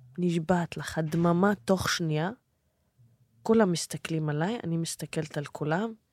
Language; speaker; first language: Hebrew; non-native, local second language; Arabic